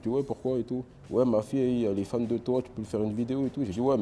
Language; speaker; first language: French; native; French